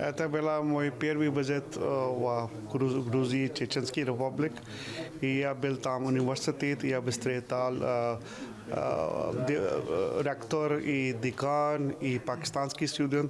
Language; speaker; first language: Russian; non-native, learner; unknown